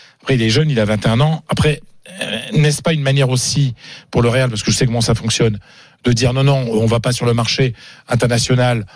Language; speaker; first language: French; native; French